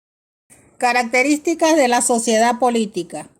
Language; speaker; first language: Spanish; native; Spanish